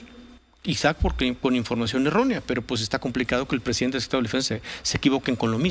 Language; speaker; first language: Spanish; native; Spanish